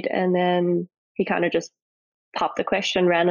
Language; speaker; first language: English; native; English